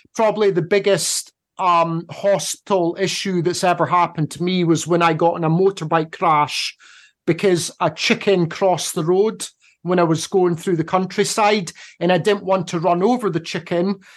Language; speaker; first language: English; native; English